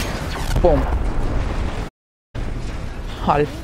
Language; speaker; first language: Spanish; native; Spanish